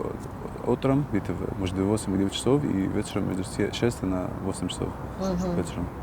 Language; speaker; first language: Russian; non-native, learner; Arabic